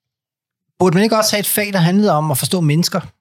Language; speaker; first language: Danish; native; Danish